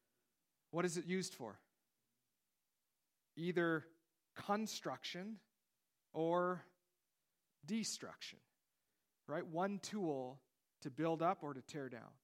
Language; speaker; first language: English; native; English